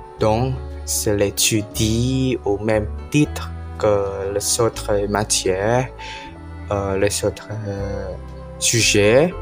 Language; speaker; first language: French; non-native, learner; Indonesian